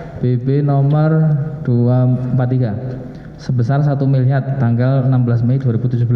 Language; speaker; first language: Indonesian; native; Indonesian